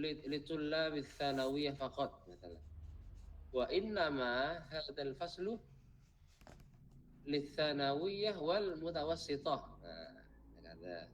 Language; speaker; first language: Arabic; non-native, fluent; Indonesian